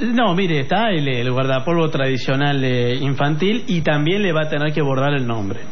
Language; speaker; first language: Spanish; native; Spanish